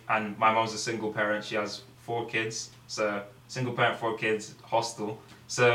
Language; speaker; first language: English; native; English